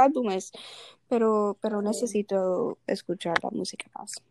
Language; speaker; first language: Spanish; non-native, learner; English